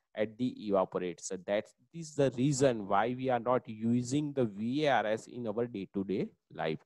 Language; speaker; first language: English; non-native, local second language; Gujarati